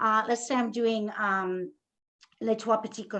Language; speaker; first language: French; non-native, fluent; English